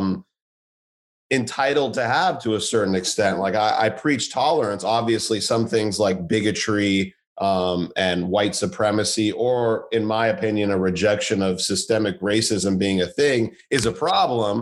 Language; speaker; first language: English; native; English